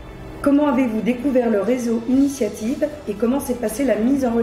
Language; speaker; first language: French; native; French